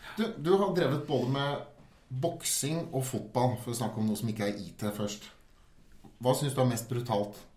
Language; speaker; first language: Norwegian; native; Norwegian